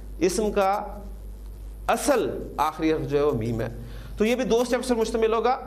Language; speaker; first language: Urdu; native; Urdu